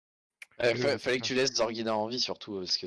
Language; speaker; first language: French; native; French